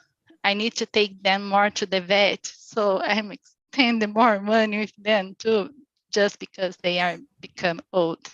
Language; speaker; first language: English; non-native, learner; Portuguese